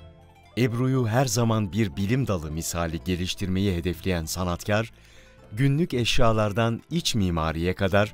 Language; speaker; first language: Turkish; native; Turkish